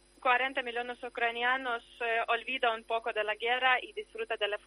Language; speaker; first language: Spanish; non-native, learner; Ukrainian